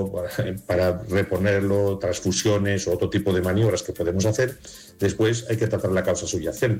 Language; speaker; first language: Spanish; native; Spanish